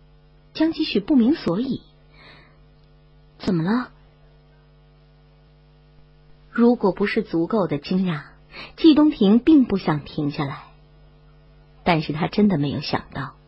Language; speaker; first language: Chinese; native; Chinese